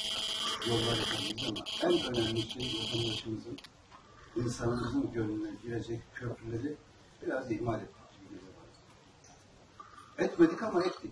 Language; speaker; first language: Turkish; native; Turkish